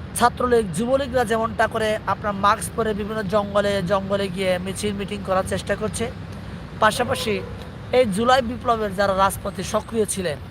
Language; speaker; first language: Bangla; non-native, local second language; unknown